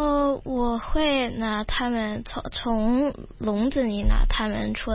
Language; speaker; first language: Chinese; non-native, local second language; Cantonese